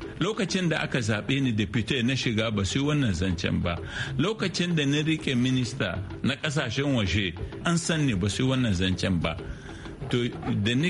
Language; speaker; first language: Hausa; non-native, local second language; Arabic